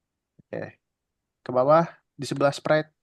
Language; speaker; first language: Indonesian; native; Indonesian